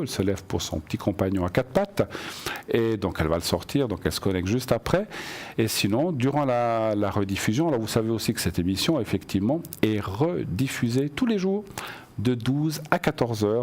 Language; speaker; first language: French; native; French